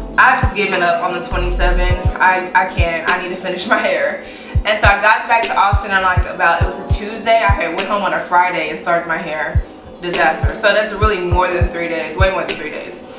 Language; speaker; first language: English; native; English